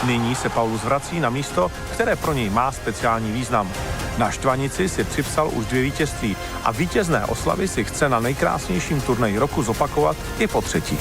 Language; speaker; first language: Czech; native; Czech